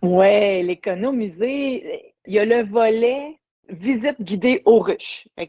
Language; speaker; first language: French; native; French